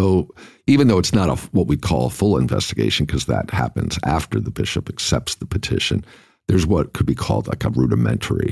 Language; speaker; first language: English; native; English